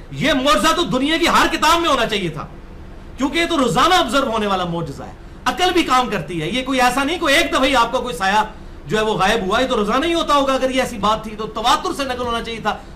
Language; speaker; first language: Urdu; non-native, local second language; Punjabi